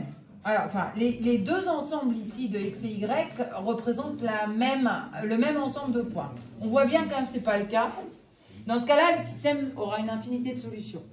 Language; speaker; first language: French; native; French